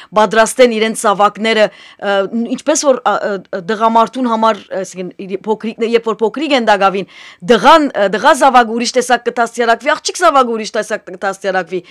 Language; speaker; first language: Armenian; native; Armenian